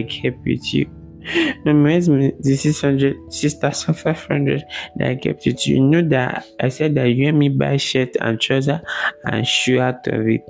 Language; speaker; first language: English; non-native, local second language; Yoruba